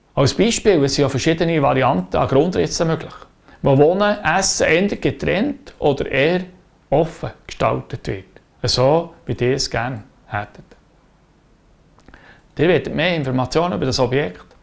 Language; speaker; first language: German; native; German